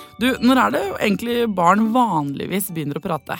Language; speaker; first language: Norwegian; native; Norwegian